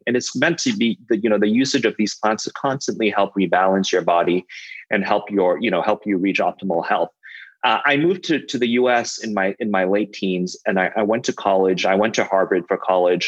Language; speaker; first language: English; non-native, local second language; Cantonese